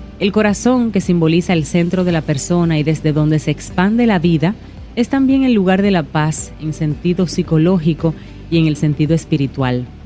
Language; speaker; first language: Spanish; native; Spanish